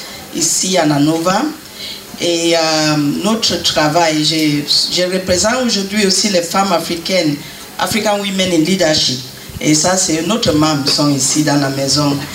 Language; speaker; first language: French; non-native, learner; English